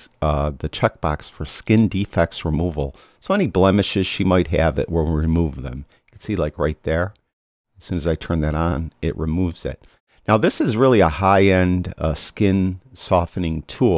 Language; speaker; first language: English; native; English